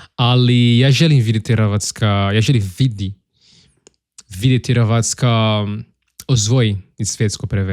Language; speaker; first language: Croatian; non-native, learner; Portuguese